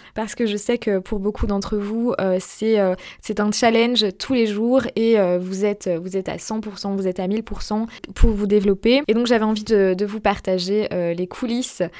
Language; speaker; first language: French; native; French